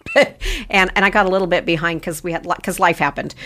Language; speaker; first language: English; native; English